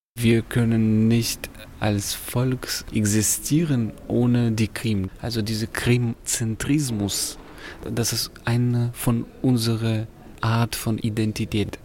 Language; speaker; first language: German; non-native, fluent; Crimean Tatar